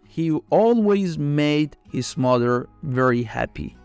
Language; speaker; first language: English; non-native, fluent; Persian